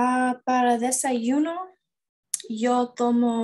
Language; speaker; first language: Spanish; non-native, learner; English